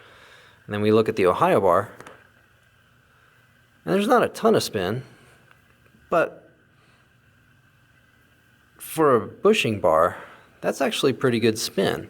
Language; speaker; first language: English; native; English